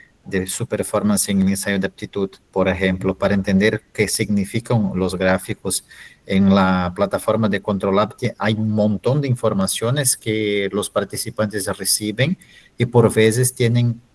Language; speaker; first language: Spanish; non-native, fluent; Portuguese